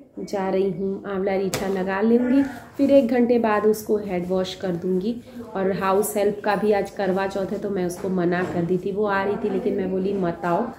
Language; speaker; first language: Hindi; native; Hindi